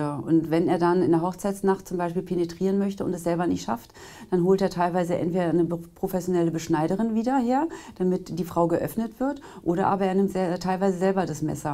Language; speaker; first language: German; native; German